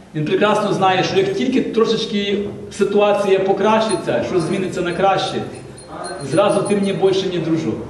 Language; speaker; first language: Ukrainian; non-native, local second language; Russian